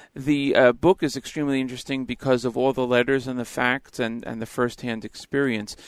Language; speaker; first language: English; native; English